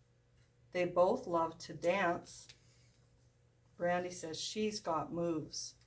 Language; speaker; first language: English; native; English